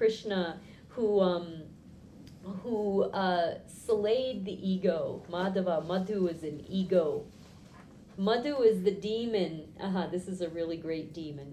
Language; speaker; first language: English; native; English